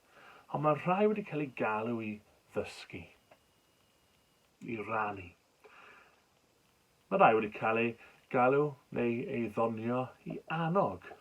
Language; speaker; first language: Welsh; native; Welsh